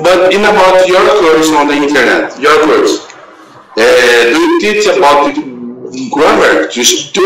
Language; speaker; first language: English; non-native, learner; Portuguese